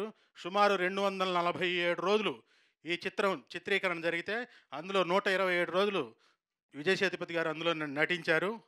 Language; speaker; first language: Telugu; native; Telugu